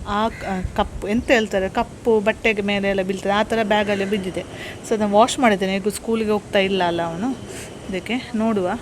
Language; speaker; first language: Kannada; non-native, local second language; Konkani